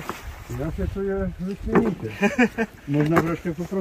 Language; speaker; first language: Polish; native; Polish